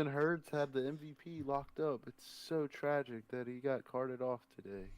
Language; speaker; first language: English; native; English